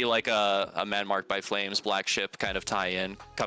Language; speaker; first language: English; native; English